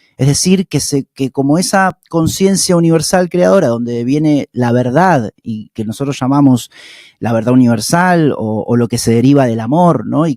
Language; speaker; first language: Spanish; native; Spanish